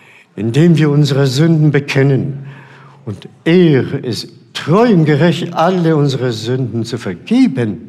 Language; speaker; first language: German; non-native, fluent; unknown